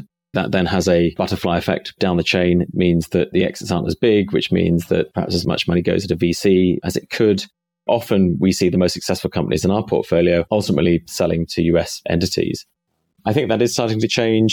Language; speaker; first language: English; native; English